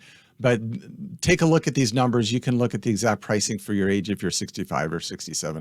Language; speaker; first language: English; native; English